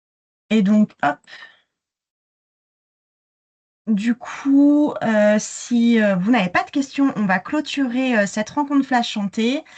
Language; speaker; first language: French; native; French